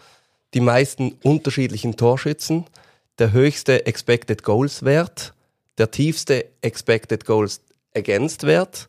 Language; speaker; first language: German; native; German